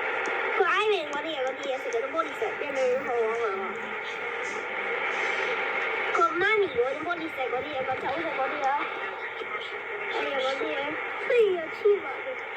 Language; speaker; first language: Cantonese; early bilingual, heritage; Cantonese